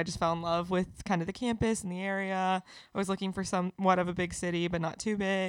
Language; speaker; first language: English; native; English